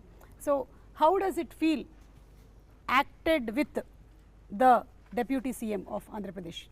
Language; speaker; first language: Telugu; native; Telugu